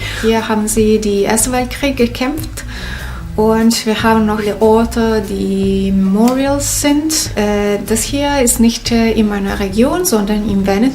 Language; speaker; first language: German; non-native, fluent; Italian